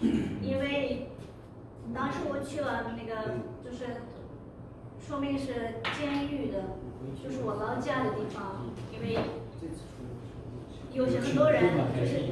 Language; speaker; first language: Chinese; non-native, local second language; Uyghur